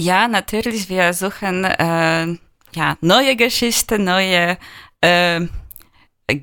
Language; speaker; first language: German; non-native, fluent; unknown